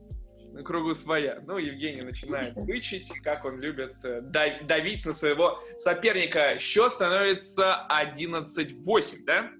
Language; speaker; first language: Russian; native; Russian